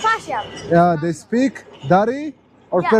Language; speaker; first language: English; non-native, learner; Arabic